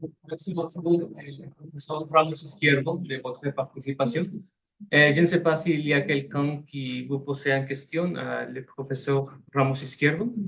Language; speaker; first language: French; non-native, fluent; Spanish